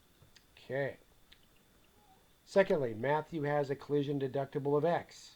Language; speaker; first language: English; native; English